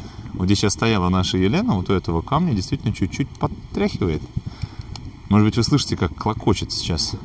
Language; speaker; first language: Russian; native; Russian